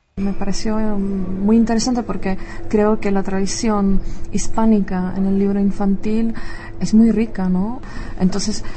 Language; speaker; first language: Spanish; non-native, fluent; Czech